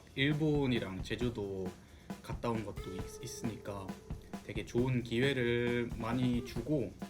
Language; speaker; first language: Korean; non-native, fluent; German